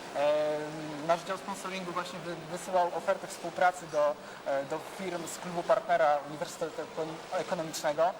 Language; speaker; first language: Polish; native; Polish